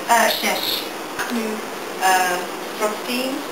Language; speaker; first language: Hebrew; non-native, learner; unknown